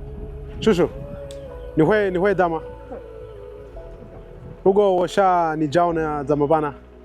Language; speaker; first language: Chinese; non-native, learner; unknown